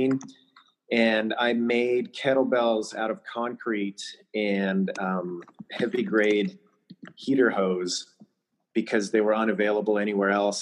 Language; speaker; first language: English; native; English